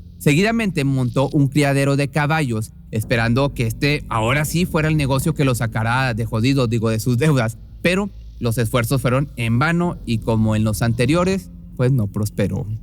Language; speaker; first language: Spanish; native; Spanish